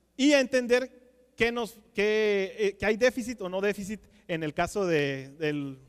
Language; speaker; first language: Spanish; native; Spanish